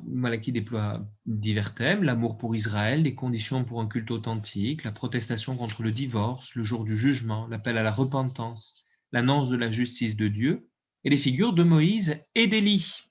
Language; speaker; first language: French; native; French